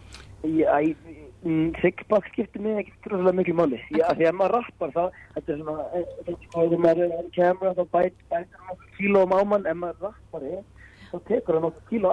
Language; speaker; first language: Icelandic; native; Icelandic